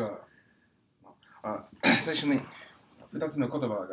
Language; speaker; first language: Japanese; non-native, learner; English